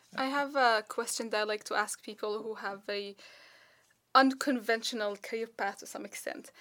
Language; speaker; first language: English; non-native, fluent; Arabic